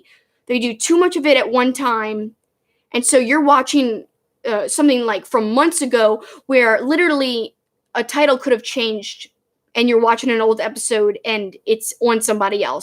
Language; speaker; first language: English; native; English